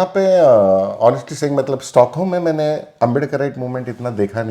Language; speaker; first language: Hindi; native; Hindi